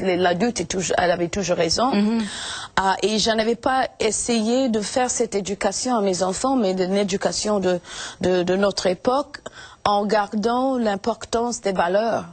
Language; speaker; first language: French; non-native, fluent; English